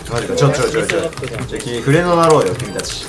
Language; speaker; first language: Japanese; native; Japanese